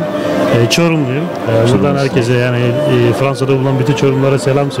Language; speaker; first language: Turkish; native; Turkish